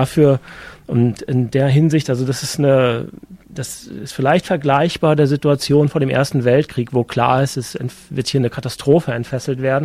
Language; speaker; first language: German; native; German